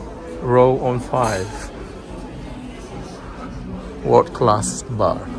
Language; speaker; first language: English; non-native, learner; Indonesian